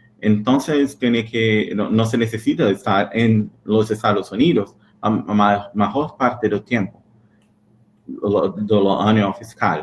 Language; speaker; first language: Spanish; non-native, learner; Portuguese